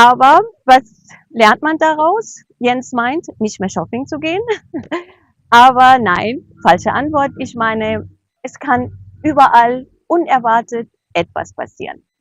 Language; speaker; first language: German; non-native, fluent; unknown